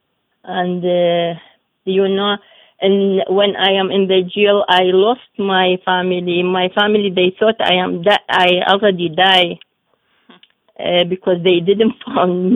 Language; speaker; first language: English; non-native, learner; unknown